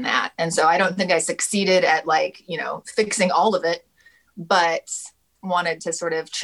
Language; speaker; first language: English; native; English